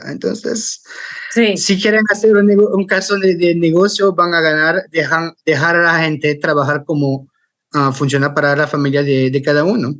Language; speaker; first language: Spanish; non-native, fluent; French